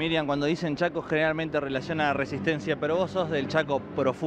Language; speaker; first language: Spanish; native; Spanish